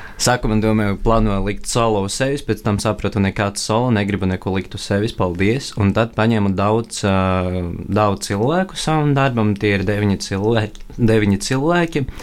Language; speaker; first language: Latvian; non-native, local second language; Russian